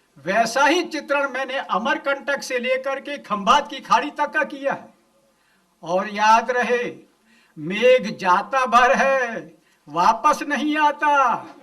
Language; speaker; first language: Hindi; non-native, local second language; Gujarati